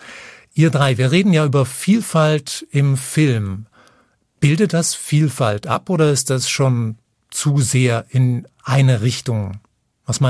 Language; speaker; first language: German; native; German